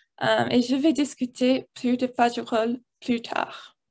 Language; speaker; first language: French; non-native, learner; English